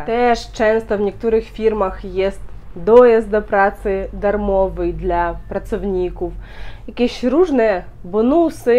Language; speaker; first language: Polish; non-native, fluent; Ukrainian